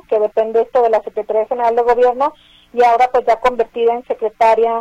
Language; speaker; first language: Spanish; native; Spanish